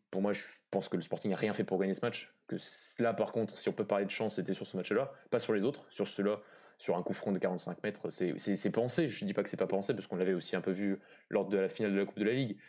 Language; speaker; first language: French; native; French